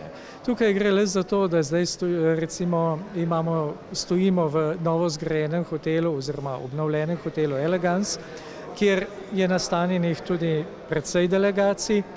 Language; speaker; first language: Slovenian; native; Slovenian